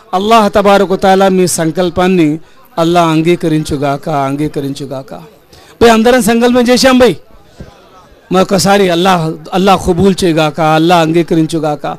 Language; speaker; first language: Telugu; non-native, local second language; Urdu